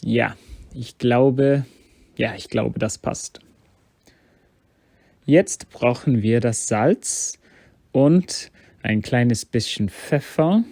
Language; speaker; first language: German; non-native, fluent; English